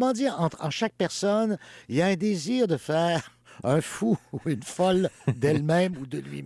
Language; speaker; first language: French; native; French